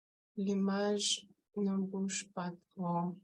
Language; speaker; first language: French; non-native, fluent; Russian